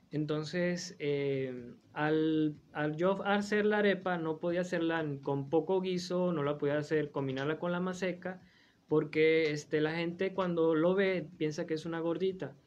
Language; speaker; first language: Spanish; native; Spanish